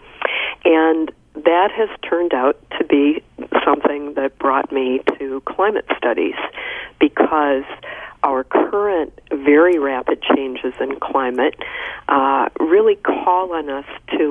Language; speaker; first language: English; native; English